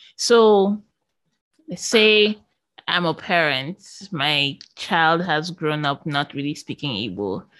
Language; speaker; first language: English; native; English